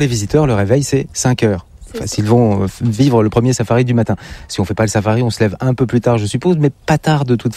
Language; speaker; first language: French; native; French